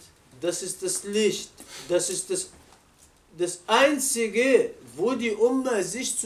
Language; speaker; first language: German; non-native, learner; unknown